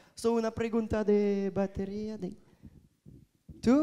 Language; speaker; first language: Spanish; non-native, learner; French